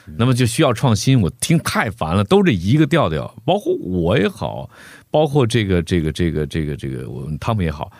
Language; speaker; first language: Chinese; native; Chinese